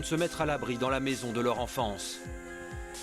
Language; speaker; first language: French; native; French